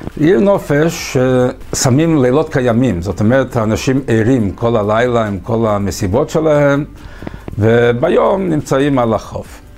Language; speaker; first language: Hebrew; early bilingual, heritage; English